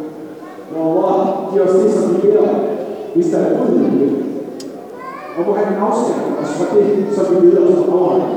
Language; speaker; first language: Danish; non-native, fluent; Arabic